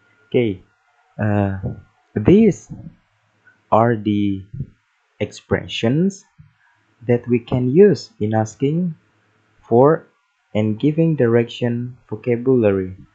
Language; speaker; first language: English; non-native, fluent; Indonesian